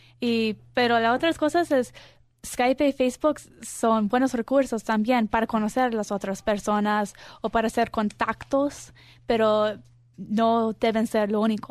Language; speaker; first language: Spanish; early bilingual, heritage; Spanish